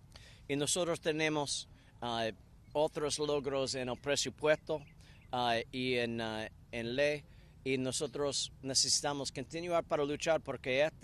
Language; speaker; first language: Spanish; non-native, learner; English